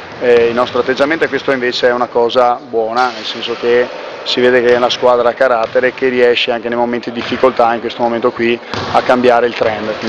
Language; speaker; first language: Italian; native; Italian